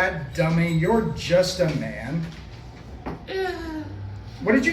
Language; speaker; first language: English; native; English